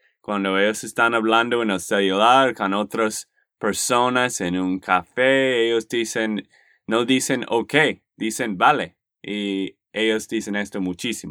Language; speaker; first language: Spanish; non-native, learner; English